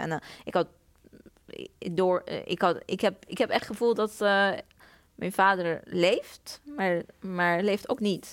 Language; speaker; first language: Dutch; non-native, fluent; Persian